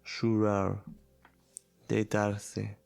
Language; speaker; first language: Portuguese; non-native, learner; German